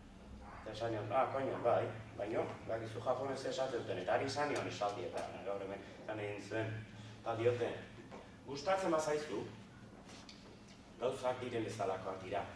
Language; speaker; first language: Basque; native; Basque